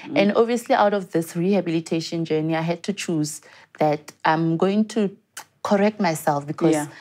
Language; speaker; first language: English; non-native, local second language; Southern Sotho